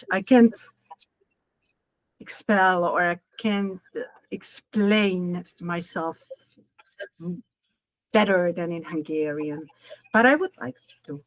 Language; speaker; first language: English; non-native, learner; Hungarian